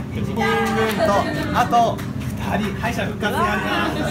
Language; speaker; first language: Japanese; native; Japanese